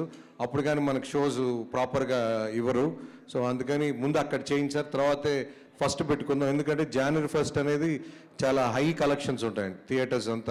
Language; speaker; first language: Telugu; native; Telugu